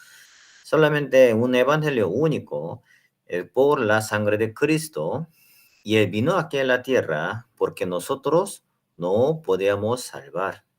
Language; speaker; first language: Spanish; non-native, learner; Korean